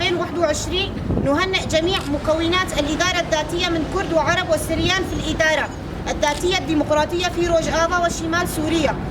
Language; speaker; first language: Arabic; non-native, local second language; Kurdish